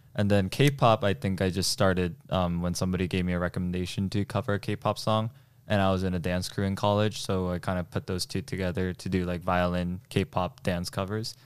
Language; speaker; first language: English; early bilingual, other home language; Korean